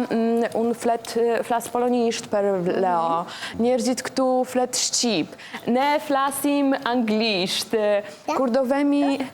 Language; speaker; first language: Albanian; non-native, learner; Polish